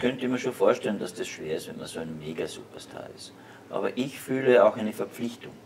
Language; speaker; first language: German; native; German